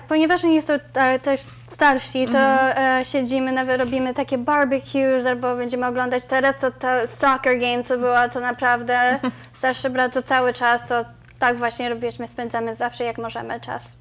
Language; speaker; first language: Polish; early bilingual, other home language; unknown